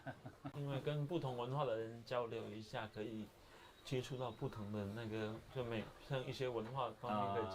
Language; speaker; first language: Chinese; native; Chinese